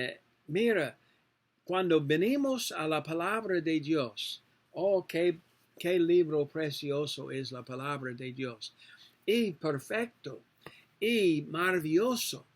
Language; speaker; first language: Spanish; non-native, learner; English